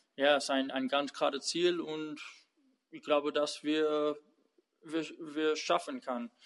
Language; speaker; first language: German; non-native, learner; English